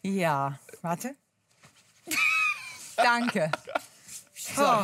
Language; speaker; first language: German; native; German